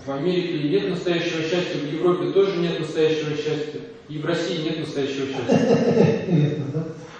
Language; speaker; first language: Russian; native; Russian